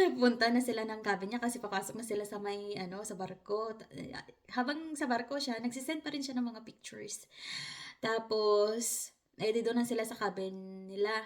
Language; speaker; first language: Filipino; non-native, local second language; Hiligaynon